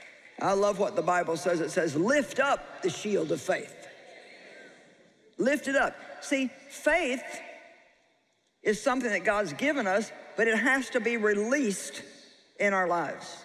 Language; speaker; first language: English; native; English